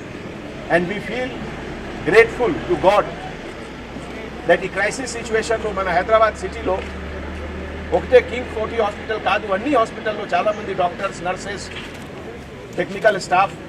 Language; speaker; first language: Telugu; non-native, fluent; Hindi